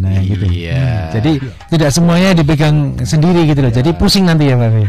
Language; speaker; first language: Indonesian; native; Indonesian